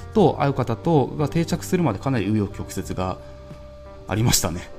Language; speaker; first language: Japanese; native; Japanese